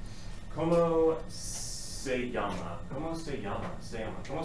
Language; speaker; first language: Spanish; non-native, fluent; English